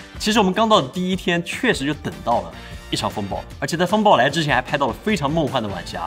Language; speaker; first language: Chinese; native; Chinese